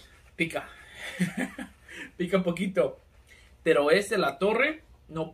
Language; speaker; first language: Spanish; early bilingual, heritage; Spanish